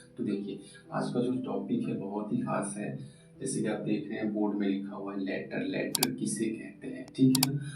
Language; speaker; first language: Hindi; native; Hindi